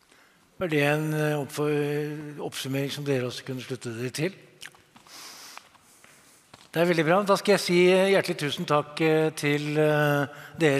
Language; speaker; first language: Norwegian; native; Norwegian